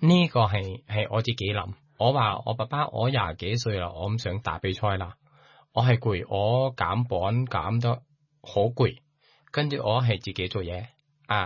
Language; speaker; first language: Cantonese; non-native, fluent; Thai